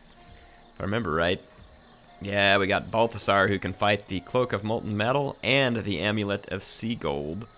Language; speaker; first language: English; native; English